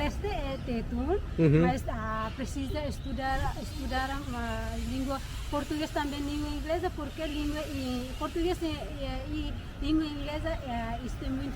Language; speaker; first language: Portuguese; non-native, learner; Tetum